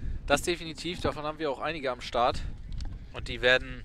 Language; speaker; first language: German; native; German